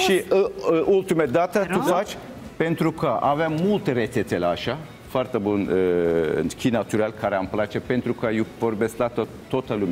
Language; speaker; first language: Romanian; non-native, learner; Turkish